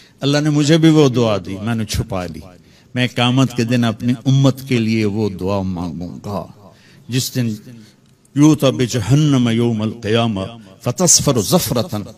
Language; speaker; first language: Urdu; non-native, local second language; Punjabi